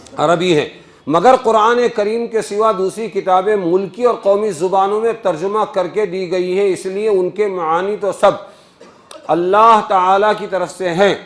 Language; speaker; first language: Urdu; native; Urdu